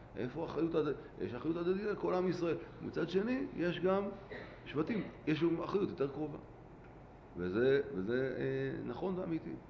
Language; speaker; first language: Hebrew; native; Hebrew